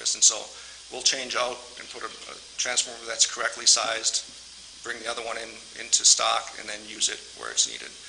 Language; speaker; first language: English; native; English